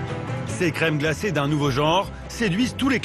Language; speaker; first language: French; native; French